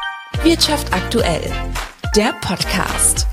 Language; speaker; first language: German; native; German